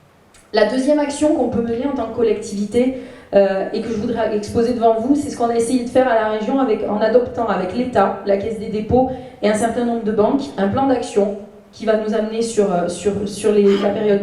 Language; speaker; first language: French; native; French